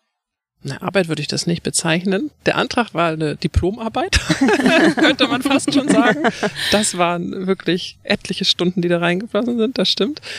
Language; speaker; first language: German; native; German